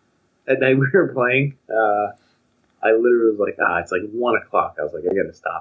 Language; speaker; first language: English; native; English